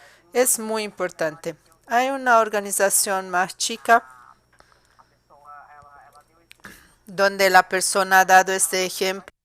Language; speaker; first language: Spanish; non-native, fluent; Portuguese